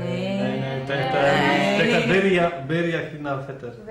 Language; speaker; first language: Icelandic; non-native, learner; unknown